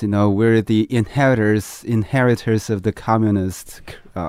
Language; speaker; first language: English; non-native, fluent; Chinese